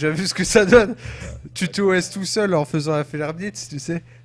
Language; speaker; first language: French; native; French